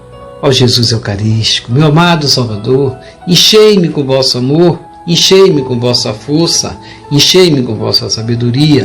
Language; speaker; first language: Portuguese; native; Portuguese